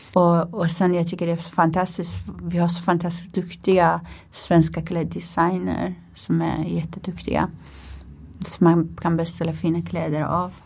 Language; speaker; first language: Swedish; non-native, fluent; Persian